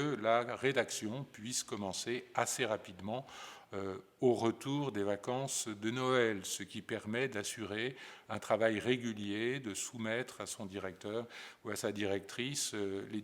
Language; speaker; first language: French; native; French